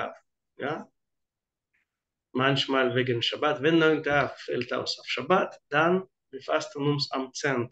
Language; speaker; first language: German; non-native, fluent; Hebrew